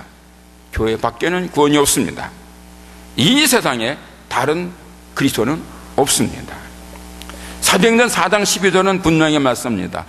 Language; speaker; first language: Korean; native; Korean